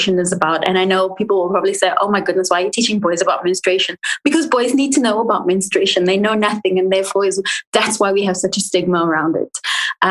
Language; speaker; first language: English; native; English